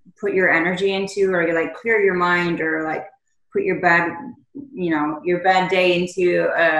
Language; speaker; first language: English; native; English